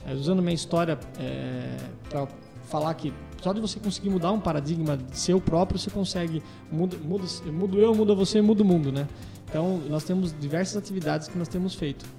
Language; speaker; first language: Portuguese; native; Portuguese